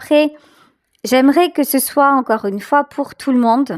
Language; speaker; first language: French; native; French